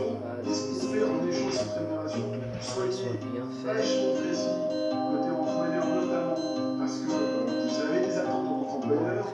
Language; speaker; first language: French; native; French